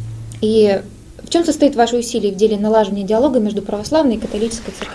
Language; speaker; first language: Russian; native; Russian